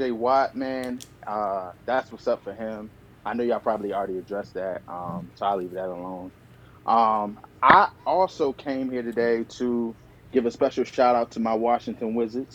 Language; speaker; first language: English; native; English